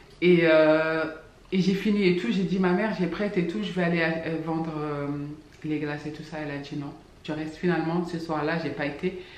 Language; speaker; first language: French; non-native, local second language; Fula